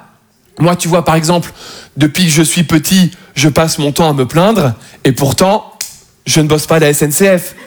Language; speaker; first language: French; native; French